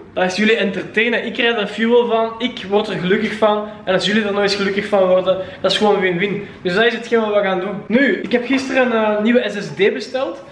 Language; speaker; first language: Dutch; native; Dutch